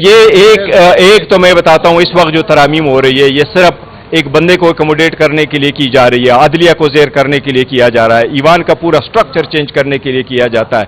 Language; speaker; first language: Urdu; non-native, local second language; Pashto